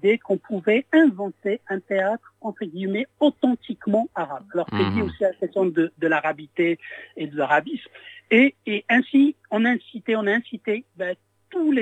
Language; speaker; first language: French; non-native, local second language; Arabic